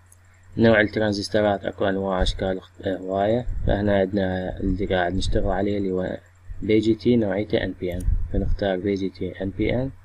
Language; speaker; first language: Arabic; native; Arabic